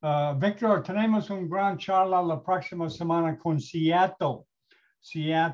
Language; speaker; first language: Spanish; non-native, learner; English